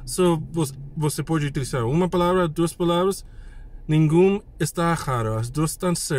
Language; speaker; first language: Portuguese; non-native, fluent; English